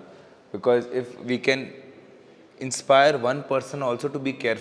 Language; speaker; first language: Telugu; non-native, local second language; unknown